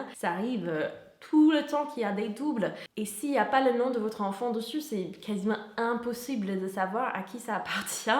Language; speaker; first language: French; non-native, fluent; English